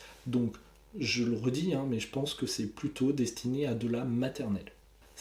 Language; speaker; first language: French; native; French